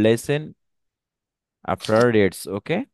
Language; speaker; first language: English; non-native, learner; Bangla